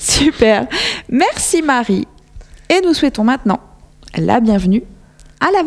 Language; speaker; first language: French; native; French